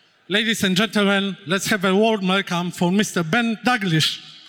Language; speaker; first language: English; non-native, fluent; Polish